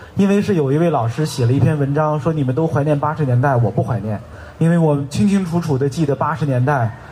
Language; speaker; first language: Chinese; native; Chinese